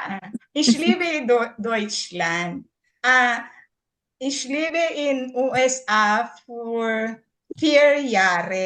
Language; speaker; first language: German; non-native, learner; Filipino